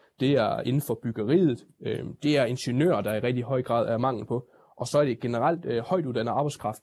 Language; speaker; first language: Danish; native; Danish